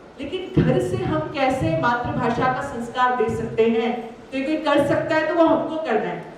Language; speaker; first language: Hindi; native; Hindi